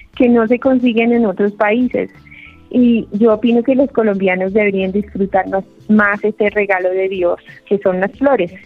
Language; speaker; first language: Spanish; non-native, fluent; English